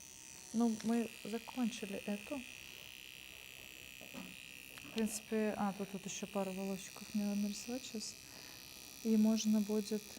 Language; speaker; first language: Russian; non-native, fluent; Estonian